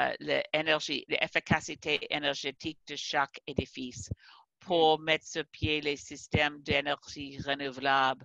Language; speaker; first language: French; non-native, fluent; English